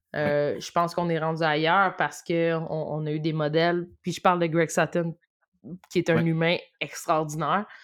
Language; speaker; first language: French; native; French